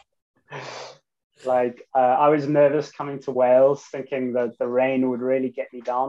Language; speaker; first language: English; native; English